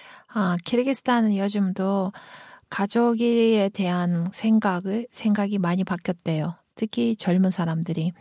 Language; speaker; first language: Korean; non-native, fluent; Kyrgyz